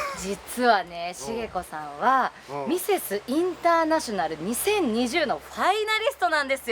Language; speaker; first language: Japanese; native; Japanese